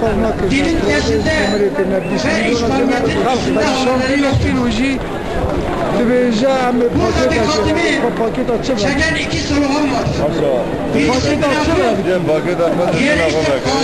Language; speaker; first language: Turkish; non-native, local second language; Kurdish